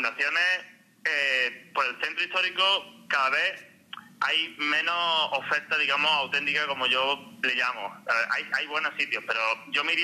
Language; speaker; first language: Spanish; native; Spanish